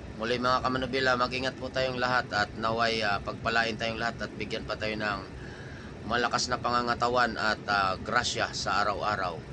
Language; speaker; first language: Filipino; non-native, local second language; Waray